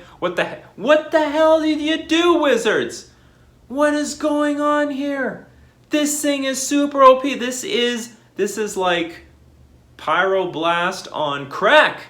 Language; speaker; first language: English; native; English